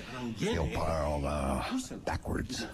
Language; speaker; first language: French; non-native, learner; English